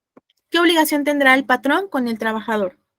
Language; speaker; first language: Spanish; native; Spanish